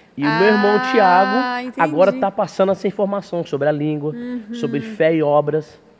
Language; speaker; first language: Portuguese; early bilingual, heritage; English